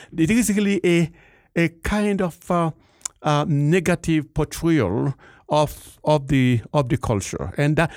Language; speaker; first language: English; non-native, fluent; Haitian Creole